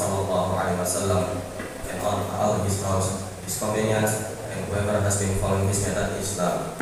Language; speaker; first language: English; non-native, learner; Indonesian